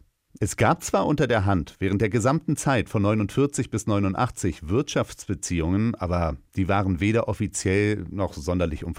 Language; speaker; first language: German; native; German